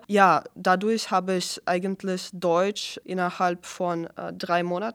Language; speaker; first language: German; non-native, fluent; Russian